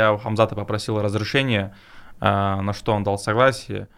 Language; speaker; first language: Russian; non-native, local second language; Chechen